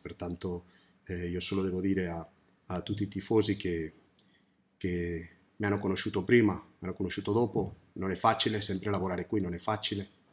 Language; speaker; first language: Italian; non-native, fluent; Spanish